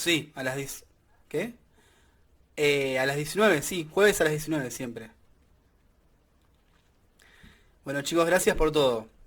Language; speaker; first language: Spanish; native; Spanish